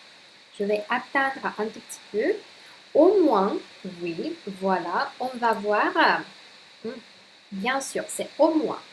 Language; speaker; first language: French; non-native, fluent; Russian